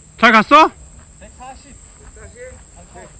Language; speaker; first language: Korean; native; Korean